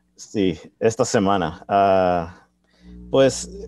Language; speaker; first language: Spanish; early bilingual, heritage; Spanish